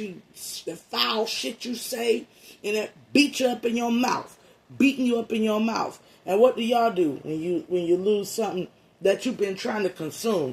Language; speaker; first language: English; native; English